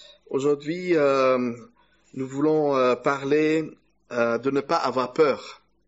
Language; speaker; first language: French; non-native, fluent; German